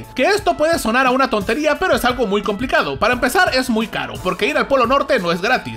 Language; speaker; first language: Spanish; native; Spanish